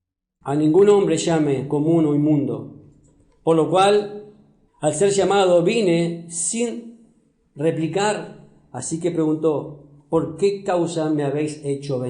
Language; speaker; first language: Spanish; native; Spanish